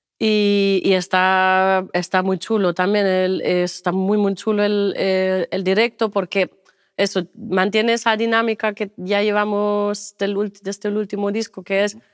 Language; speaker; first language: Spanish; non-native, fluent; German